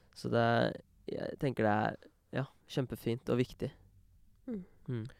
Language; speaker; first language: Norwegian; early bilingual, other home language; Urdu